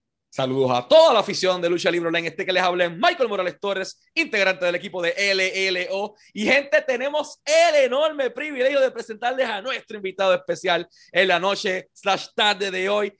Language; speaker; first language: Spanish; native; Spanish